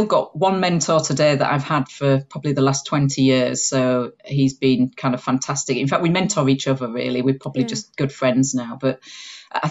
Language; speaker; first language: English; native; English